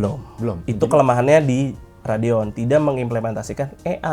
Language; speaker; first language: Indonesian; native; Indonesian